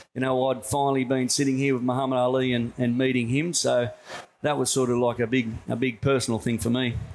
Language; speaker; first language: English; native; English